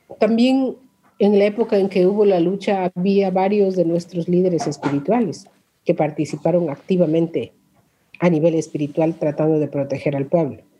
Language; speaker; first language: Spanish; non-native, local second language; Quechua